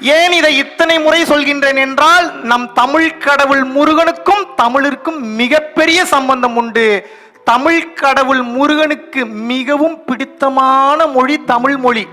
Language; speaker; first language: Tamil; non-native, local second language; Telugu